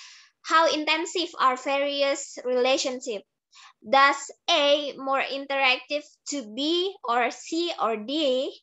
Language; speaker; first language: English; non-native, learner; Indonesian